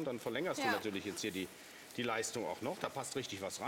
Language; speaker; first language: German; native; German